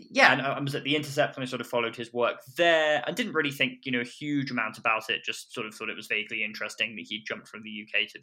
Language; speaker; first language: English; native; English